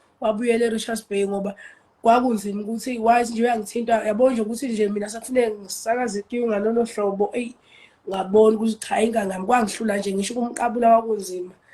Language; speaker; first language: Zulu; native; Zulu